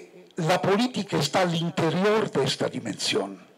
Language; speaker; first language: Spanish; non-native, fluent; Italian